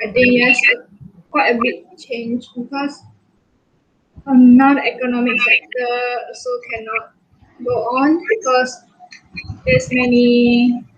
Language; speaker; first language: English; non-native, local second language; Malay